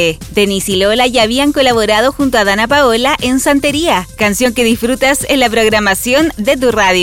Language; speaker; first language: Spanish; native; Spanish